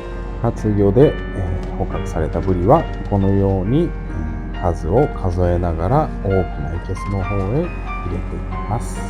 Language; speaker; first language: Japanese; native; Japanese